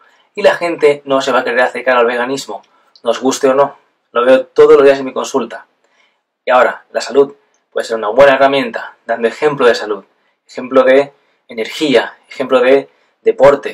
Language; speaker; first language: Spanish; native; Spanish